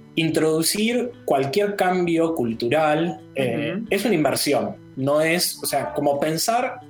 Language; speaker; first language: Spanish; native; Spanish